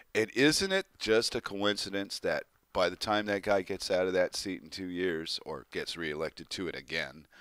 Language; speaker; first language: English; native; English